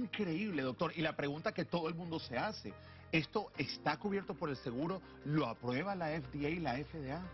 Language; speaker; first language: Spanish; native; Spanish